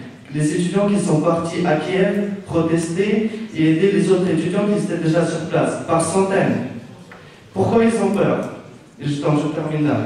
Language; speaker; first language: French; non-native, fluent; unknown